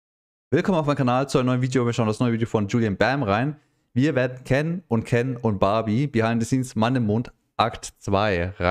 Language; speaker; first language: German; native; German